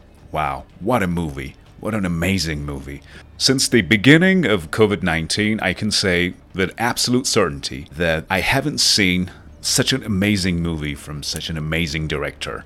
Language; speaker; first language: English; non-native, fluent; Persian